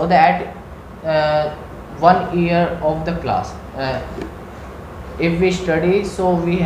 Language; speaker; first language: English; non-native, learner; Hindi